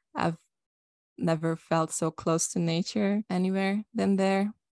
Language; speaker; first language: English; non-native, fluent; Hungarian